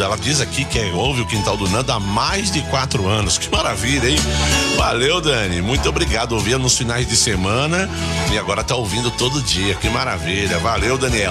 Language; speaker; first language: Portuguese; native; Portuguese